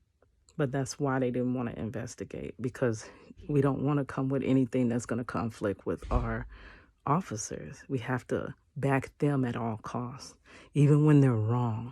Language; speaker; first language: English; native; English